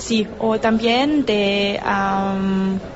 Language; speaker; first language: Spanish; non-native, learner; German